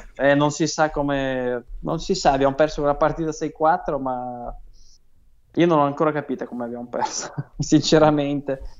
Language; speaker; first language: Italian; non-native, fluent; Russian